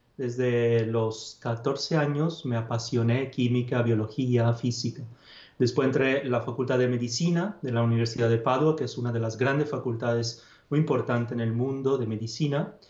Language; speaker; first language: Spanish; non-native, fluent; Italian